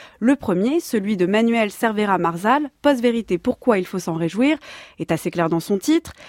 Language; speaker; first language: French; native; French